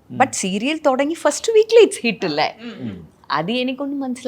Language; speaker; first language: Malayalam; non-native, learner; Tamil